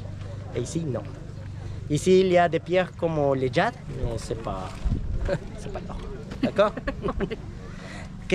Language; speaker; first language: French; non-native, learner; Spanish